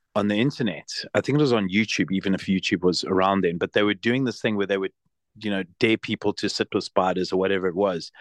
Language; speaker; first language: English; native; English